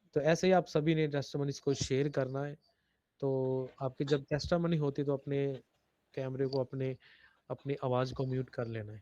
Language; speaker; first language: Hindi; non-native, local second language; Punjabi